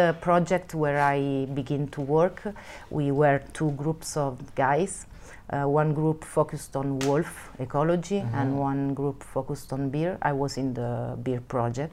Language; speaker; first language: English; non-native, fluent; Italian